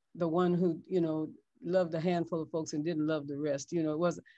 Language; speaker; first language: English; native; English